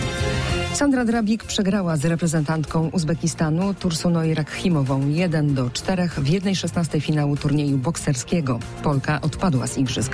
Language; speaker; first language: Polish; native; Polish